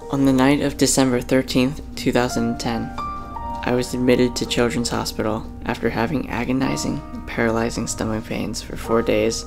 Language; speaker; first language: English; native; English